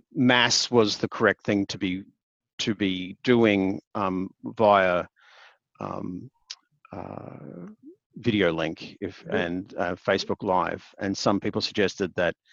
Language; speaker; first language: English; native; English